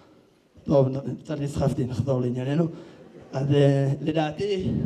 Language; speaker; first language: Hebrew; native; Hebrew